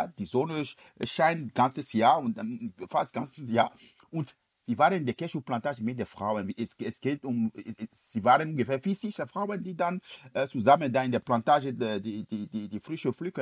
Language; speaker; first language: German; non-native, fluent; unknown